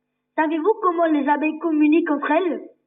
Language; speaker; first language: French; native; French